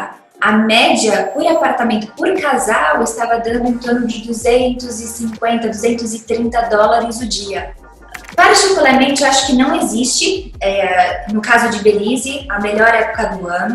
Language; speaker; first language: Portuguese; native; Portuguese